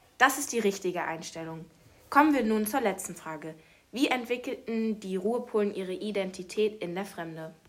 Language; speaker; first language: German; native; German